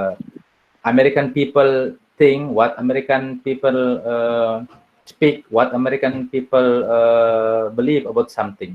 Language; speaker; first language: English; non-native, learner; Indonesian